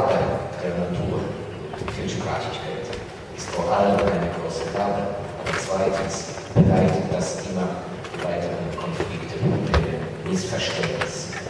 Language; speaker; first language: German; non-native, fluent; Ukrainian